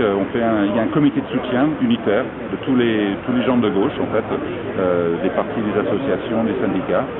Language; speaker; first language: French; non-native, fluent; English